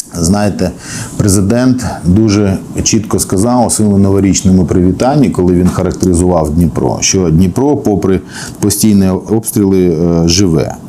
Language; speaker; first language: Ukrainian; non-native, local second language; Russian